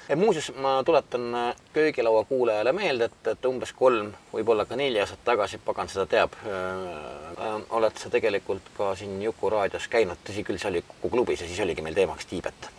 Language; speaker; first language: Estonian; native; Estonian